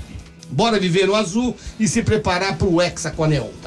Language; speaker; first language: Portuguese; native; Portuguese